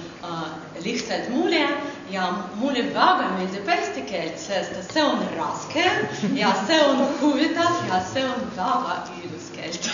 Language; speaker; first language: Estonian; non-native, learner; Russian